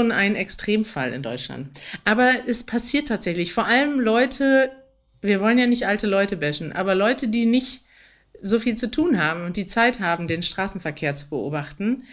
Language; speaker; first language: German; native; German